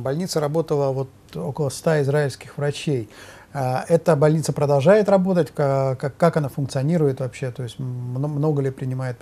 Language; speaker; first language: Russian; native; Russian